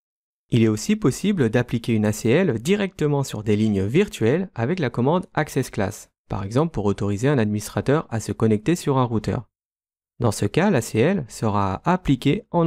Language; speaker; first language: French; native; French